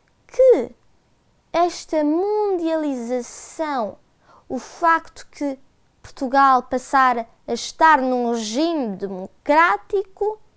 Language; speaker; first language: Portuguese; early bilingual, heritage; Portuguese